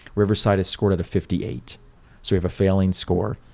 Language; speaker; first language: English; native; English